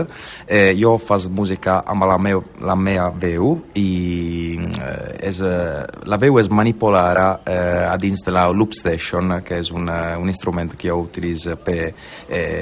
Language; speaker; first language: Catalan; non-native, local second language; Italian